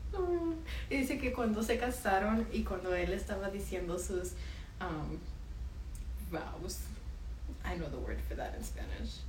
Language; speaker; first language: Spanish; early bilingual, heritage; Spanish